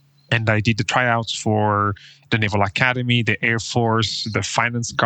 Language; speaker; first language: English; non-native, fluent; Italian